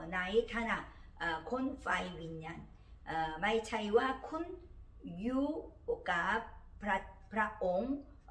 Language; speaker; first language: Thai; non-native, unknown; Korean